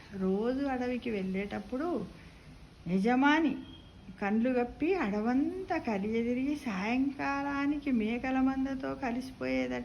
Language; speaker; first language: Telugu; native; Telugu